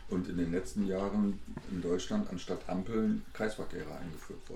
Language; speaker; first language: German; native; German